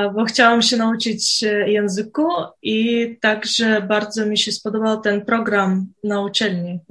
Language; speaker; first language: Polish; non-native, fluent; Uzbek